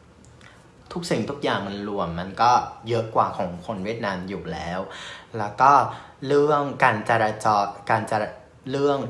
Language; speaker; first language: Thai; non-native, fluent; Vietnamese